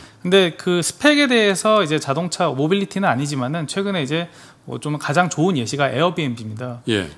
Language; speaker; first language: Korean; native; Korean